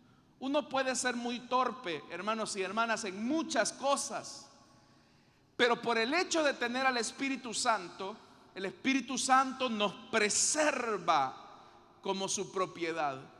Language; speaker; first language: Spanish; native; Spanish